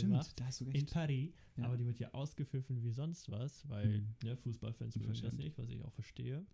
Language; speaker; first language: German; early bilingual, other home language; Dutch